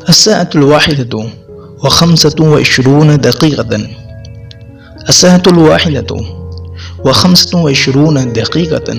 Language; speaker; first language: Arabic; non-native, fluent; Urdu